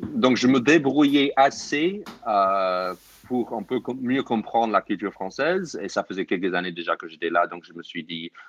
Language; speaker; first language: French; non-native, fluent; English